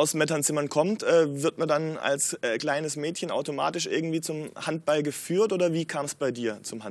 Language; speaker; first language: German; native; German